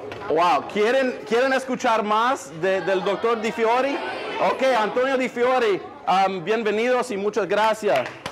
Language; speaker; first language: Spanish; non-native, fluent; English